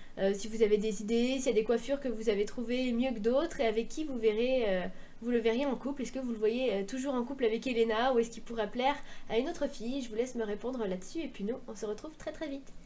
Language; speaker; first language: French; native; French